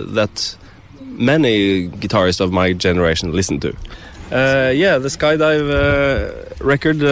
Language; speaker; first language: English; non-native, fluent; Norwegian